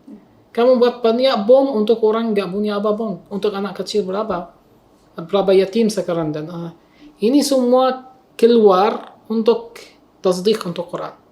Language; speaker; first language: Indonesian; non-native, learner; Arabic